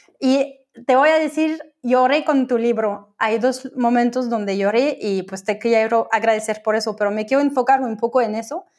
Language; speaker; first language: Spanish; non-native, fluent; French